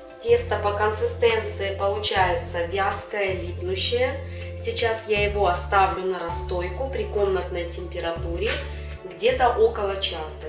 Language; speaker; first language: Russian; native; Russian